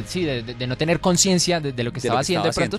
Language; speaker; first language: Spanish; native; Spanish